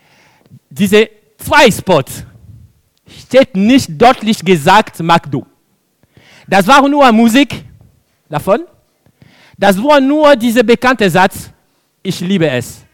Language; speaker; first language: German; non-native, fluent; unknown